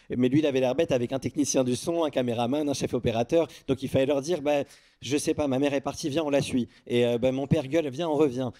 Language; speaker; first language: French; early bilingual, other home language; Arabic